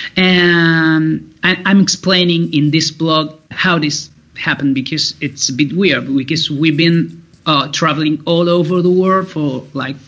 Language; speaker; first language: English; non-native, fluent; Spanish